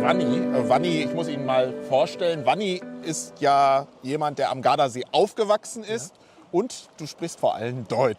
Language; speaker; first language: German; native; German